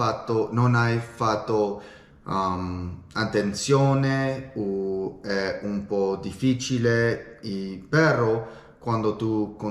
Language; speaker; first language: Italian; non-native, learner; English